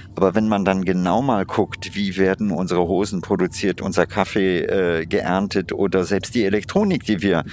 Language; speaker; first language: German; non-native, fluent; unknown